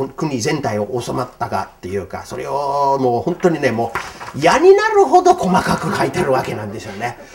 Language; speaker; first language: Japanese; non-native, fluent; English